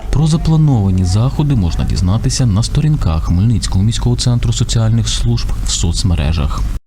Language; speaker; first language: Ukrainian; native; Ukrainian